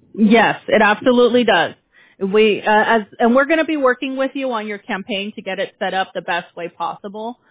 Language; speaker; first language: English; early bilingual, other home language; Spanish